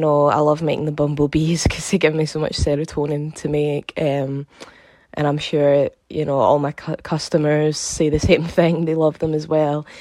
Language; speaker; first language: English; native; English